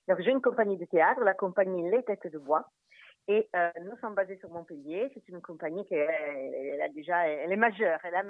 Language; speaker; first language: French; non-native, fluent; Italian